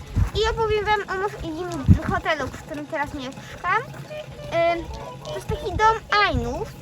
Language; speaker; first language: Polish; early bilingual, heritage; Polish